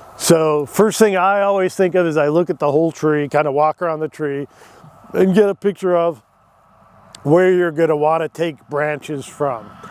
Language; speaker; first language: English; native; English